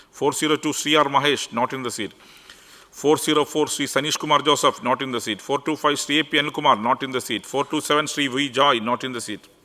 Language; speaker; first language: English; non-native, local second language; Malayalam